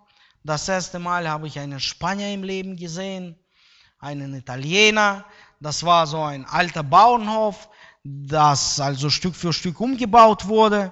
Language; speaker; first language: German; non-native, fluent; Russian